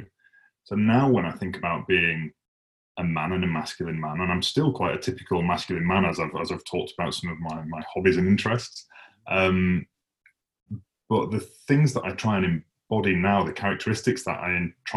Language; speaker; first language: English; native; English